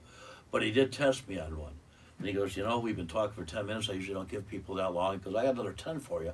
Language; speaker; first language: English; native; English